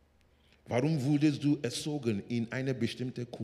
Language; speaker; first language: German; non-native, learner; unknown